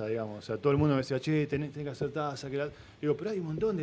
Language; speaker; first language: Spanish; native; Spanish